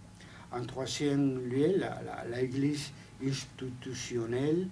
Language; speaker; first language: French; non-native, fluent; Spanish